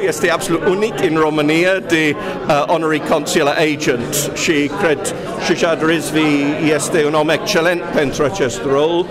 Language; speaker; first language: Romanian; non-native, fluent; English